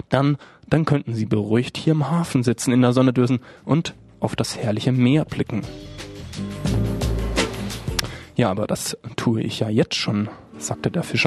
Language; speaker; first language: German; native; German